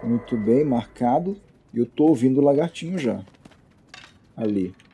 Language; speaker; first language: Portuguese; native; Portuguese